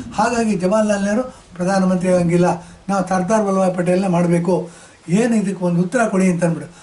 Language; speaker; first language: Kannada; native; Kannada